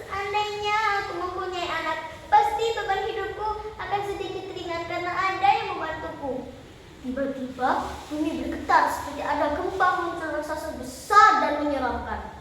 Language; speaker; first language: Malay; non-native, local second language; Javanese